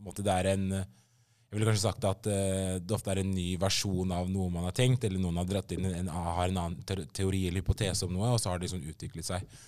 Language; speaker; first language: Norwegian; early bilingual, other home language; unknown